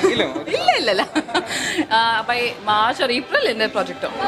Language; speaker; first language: Malayalam; non-native, local second language; Punjabi